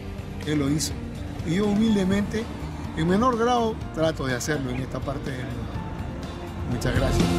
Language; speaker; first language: Spanish; native; Spanish